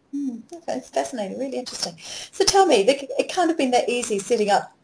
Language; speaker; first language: English; native; English